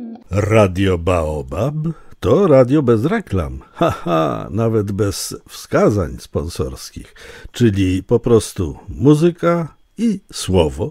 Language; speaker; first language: Polish; native; Polish